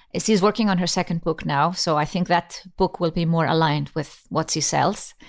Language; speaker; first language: English; non-native, fluent; Icelandic